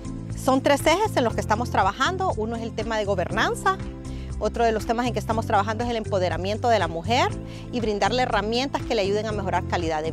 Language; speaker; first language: Spanish; native; Spanish